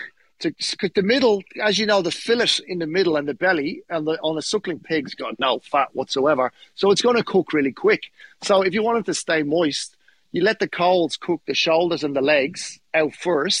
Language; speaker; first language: English; native; English